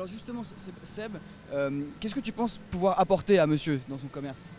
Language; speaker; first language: French; native; French